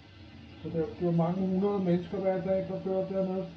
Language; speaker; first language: Danish; non-native, fluent; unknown